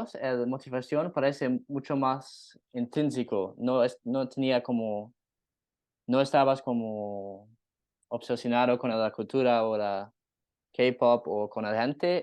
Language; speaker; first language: Spanish; non-native, learner; English